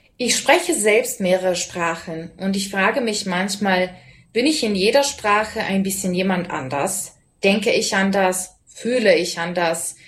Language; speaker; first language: German; non-native, fluent; Serbian